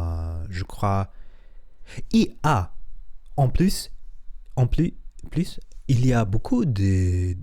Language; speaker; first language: French; non-native, learner; Spanish